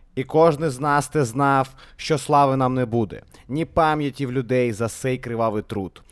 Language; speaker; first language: Ukrainian; non-native, local second language; Russian